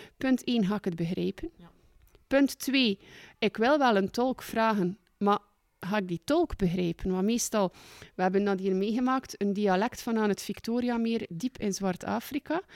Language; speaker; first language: Dutch; native; Dutch